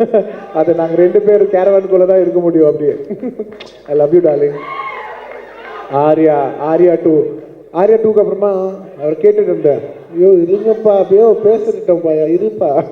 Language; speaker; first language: Tamil; non-native, fluent; Telugu